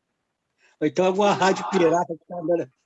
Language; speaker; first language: Portuguese; native; Portuguese